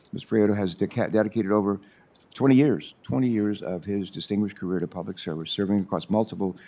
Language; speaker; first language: English; native; English